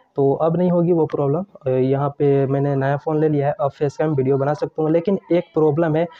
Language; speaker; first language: Hindi; native; Hindi